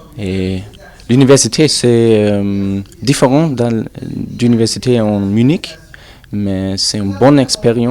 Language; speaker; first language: French; non-native, learner; German